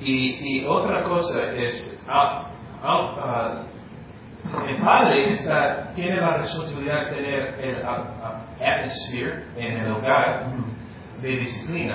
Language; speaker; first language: Spanish; non-native, fluent; English